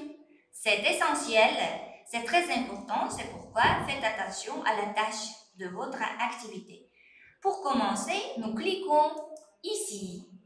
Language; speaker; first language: French; non-native, fluent; Uzbek